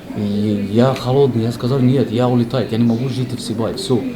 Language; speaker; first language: Russian; non-native, learner; Arabic